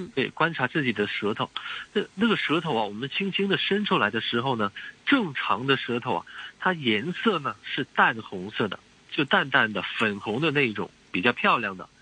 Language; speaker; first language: Chinese; non-native, local second language; Cantonese